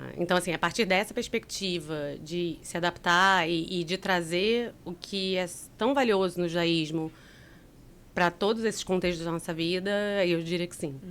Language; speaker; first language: Portuguese; native; Portuguese